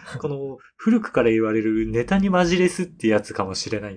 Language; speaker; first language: Japanese; native; Japanese